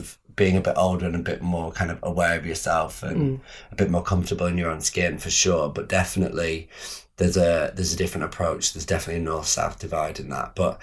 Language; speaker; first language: English; native; English